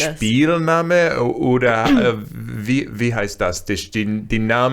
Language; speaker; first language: German; non-native, learner; English